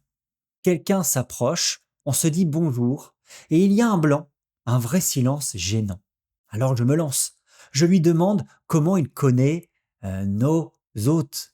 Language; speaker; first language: French; native; French